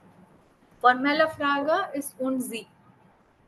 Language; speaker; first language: German; non-native, learner; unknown